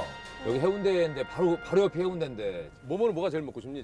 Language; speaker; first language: Korean; native; Korean